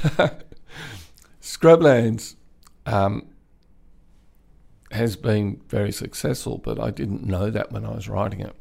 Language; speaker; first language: English; native; English